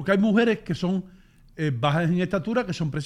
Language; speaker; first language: Spanish; native; Spanish